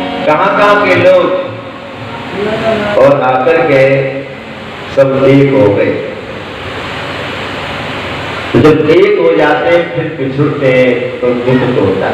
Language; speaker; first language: Hindi; native; Hindi